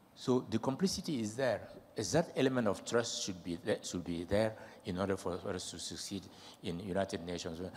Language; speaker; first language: English; non-native, fluent; French